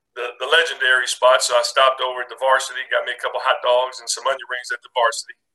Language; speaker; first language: English; native; English